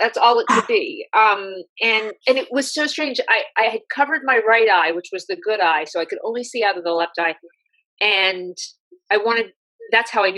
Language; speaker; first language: English; native; English